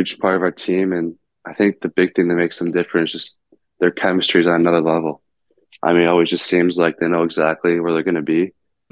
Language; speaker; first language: English; native; English